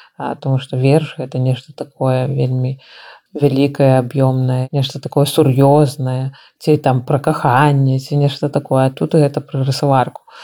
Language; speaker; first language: Belarusian; native; Belarusian